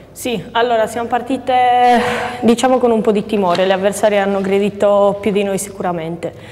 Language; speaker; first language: Italian; native; Italian